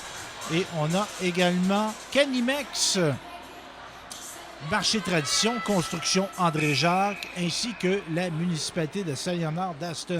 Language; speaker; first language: French; native; French